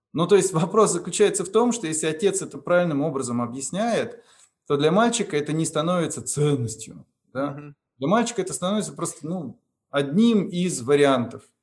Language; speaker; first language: Russian; native; Russian